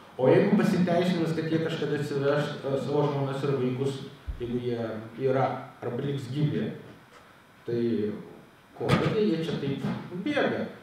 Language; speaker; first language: Lithuanian; native; Lithuanian